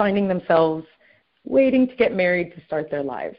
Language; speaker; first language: English; native; English